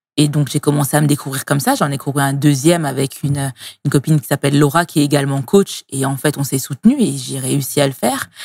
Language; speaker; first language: French; native; French